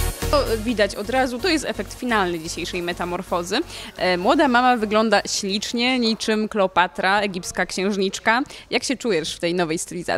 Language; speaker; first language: Polish; native; Polish